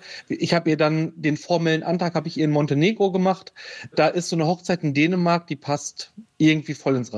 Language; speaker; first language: German; native; German